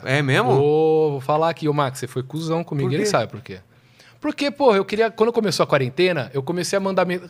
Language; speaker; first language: Portuguese; native; Portuguese